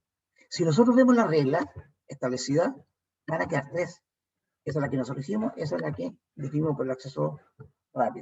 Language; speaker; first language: Spanish; native; Spanish